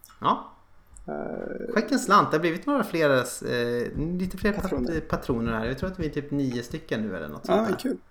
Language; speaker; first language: Swedish; native; Swedish